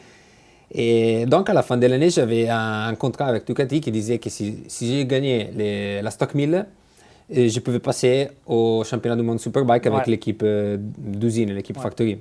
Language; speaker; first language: French; non-native, fluent; Italian